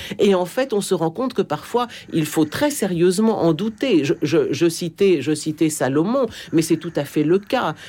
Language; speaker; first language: French; native; French